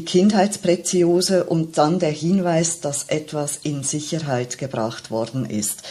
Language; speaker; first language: German; native; German